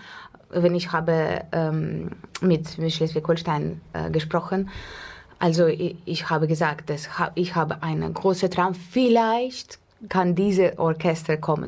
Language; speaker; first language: German; non-native, learner; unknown